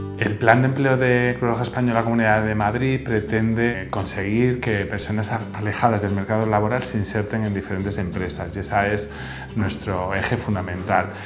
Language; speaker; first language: Spanish; native; Spanish